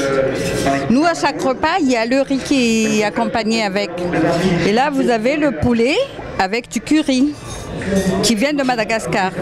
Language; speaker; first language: French; non-native, local second language; Malagasy